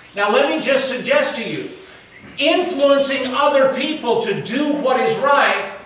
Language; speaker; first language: English; native; English